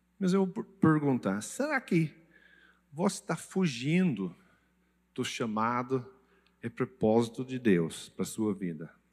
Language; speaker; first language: Portuguese; non-native, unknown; English